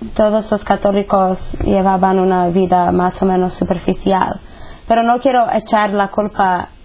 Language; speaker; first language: Spanish; non-native, fluent; English